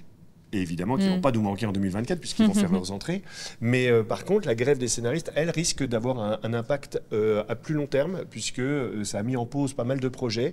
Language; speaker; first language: French; native; French